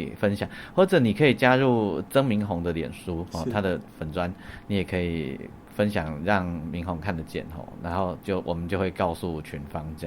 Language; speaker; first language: Chinese; native; Chinese